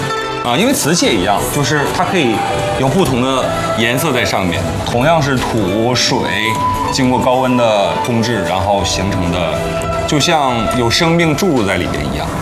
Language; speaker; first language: Chinese; native; Chinese